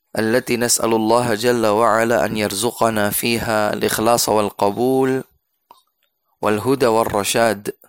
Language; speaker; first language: Arabic; non-native, fluent; Indonesian